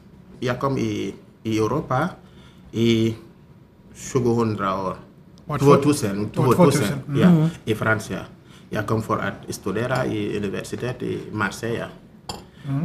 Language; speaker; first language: Swedish; non-native, learner; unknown